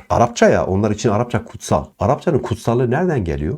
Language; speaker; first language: Turkish; non-native, local second language; Kurdish